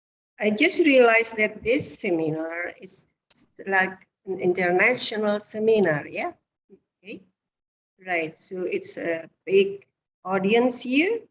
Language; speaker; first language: English; non-native, fluent; Indonesian